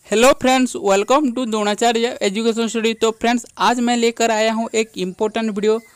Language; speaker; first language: Hindi; non-native, local second language; Odia